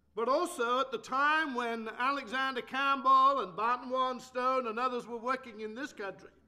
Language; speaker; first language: English; native; English